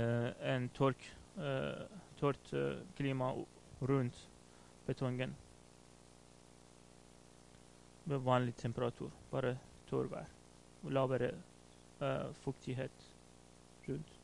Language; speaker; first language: Norwegian; non-native, fluent; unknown